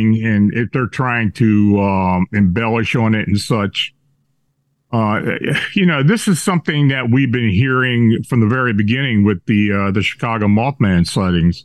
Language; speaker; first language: English; native; English